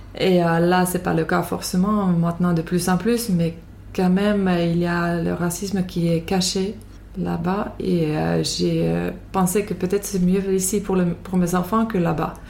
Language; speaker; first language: French; non-native, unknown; Finnish